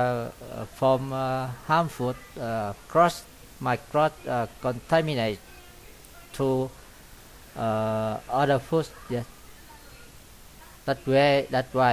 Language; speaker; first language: English; non-native, learner; Vietnamese